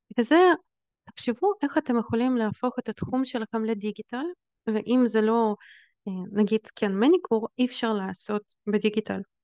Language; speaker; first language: Hebrew; early bilingual, other home language; Russian